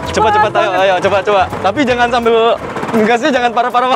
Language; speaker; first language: Indonesian; native; Indonesian